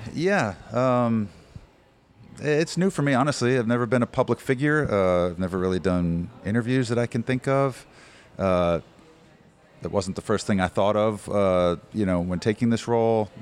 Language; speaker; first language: English; native; English